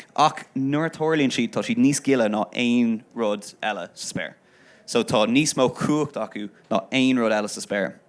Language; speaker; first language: Irish; non-native, local second language; English